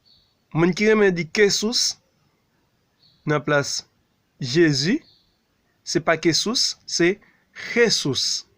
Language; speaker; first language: French; non-native, learner; Haitian Creole